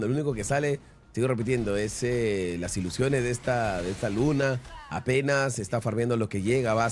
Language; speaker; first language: Spanish; native; Spanish